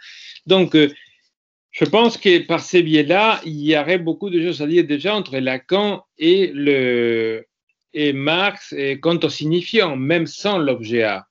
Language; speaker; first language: French; non-native, fluent; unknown